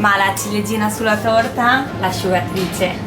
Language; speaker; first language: Italian; native; Italian